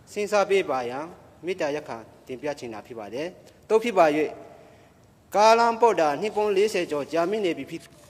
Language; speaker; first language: Burmese; non-native, local second language; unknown